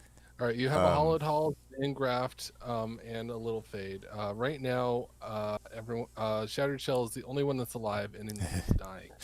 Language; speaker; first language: English; native; English